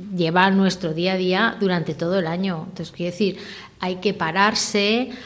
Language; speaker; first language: Spanish; non-native, local second language; Catalan